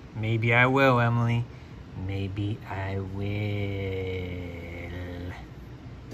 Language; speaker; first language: English; native; English